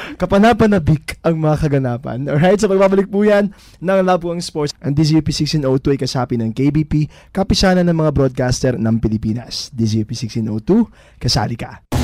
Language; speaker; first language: Filipino; native; Filipino